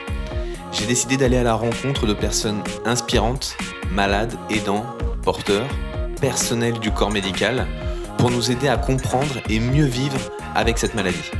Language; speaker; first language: French; native; French